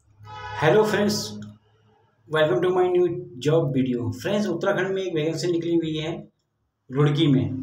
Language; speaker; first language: Hindi; native; Hindi